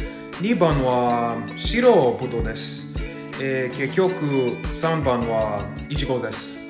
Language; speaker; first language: Japanese; non-native, learner; English